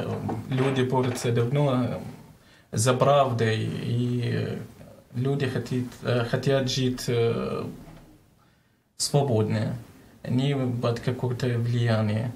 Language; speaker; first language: Russian; non-native, learner; Arabic